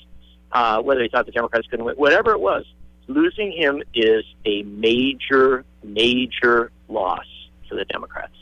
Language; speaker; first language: English; native; English